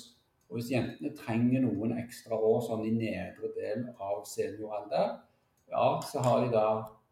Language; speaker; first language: Norwegian; native; Norwegian